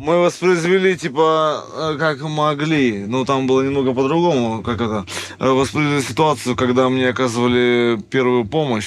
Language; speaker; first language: Russian; native; Russian